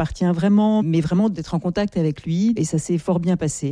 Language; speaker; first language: French; native; French